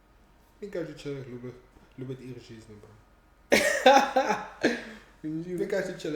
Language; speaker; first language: Russian; non-native, learner; English